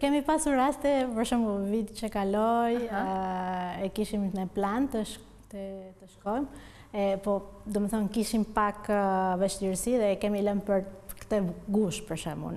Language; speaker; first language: Albanian; non-native, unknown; Spanish